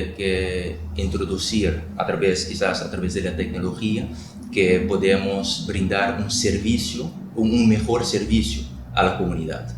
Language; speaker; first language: Spanish; non-native, local second language; Papiamento